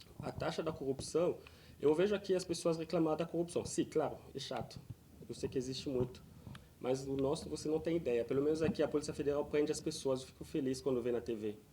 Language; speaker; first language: Portuguese; non-native, fluent; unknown